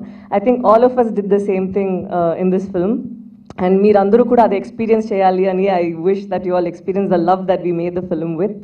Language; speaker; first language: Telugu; non-native, local second language; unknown